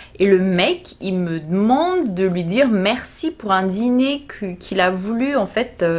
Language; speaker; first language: French; native; French